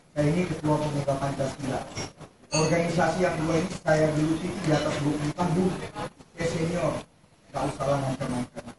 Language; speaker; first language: Indonesian; native; Indonesian